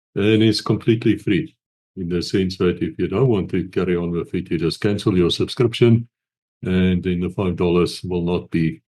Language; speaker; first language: English; non-native, local second language; Afrikaans